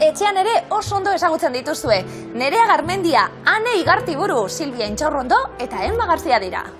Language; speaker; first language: Basque; native; Basque